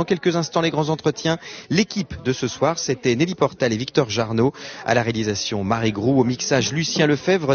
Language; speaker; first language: French; native; French